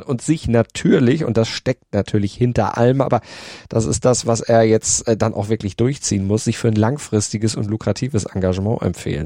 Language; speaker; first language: German; native; German